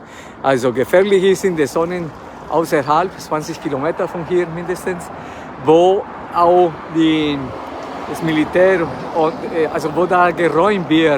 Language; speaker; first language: German; non-native, fluent; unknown